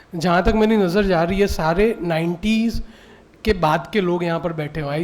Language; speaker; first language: Hindi; non-native, local second language; Gujarati